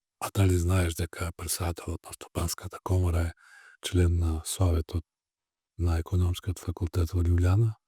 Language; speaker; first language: Macedonian; native; Macedonian